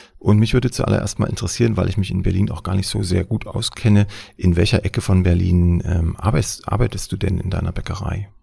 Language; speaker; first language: German; native; German